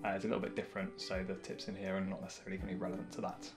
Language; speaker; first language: English; native; English